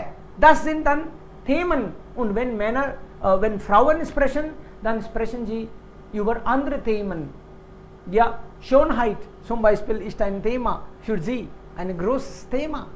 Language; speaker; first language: German; non-native, fluent; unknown